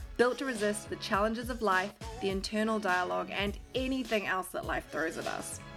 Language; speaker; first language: English; native; English